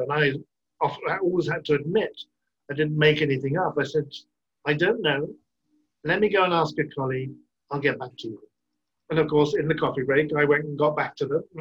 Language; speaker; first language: English; native; English